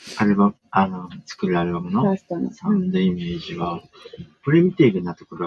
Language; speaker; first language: Japanese; native; Japanese